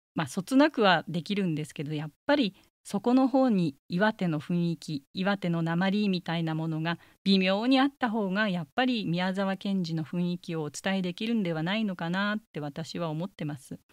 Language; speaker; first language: Japanese; native; Japanese